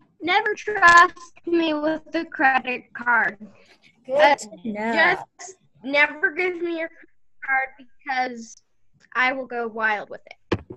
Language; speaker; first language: English; native; English